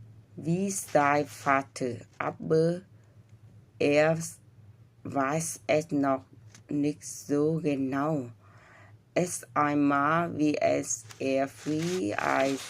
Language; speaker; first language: German; non-native, learner; Vietnamese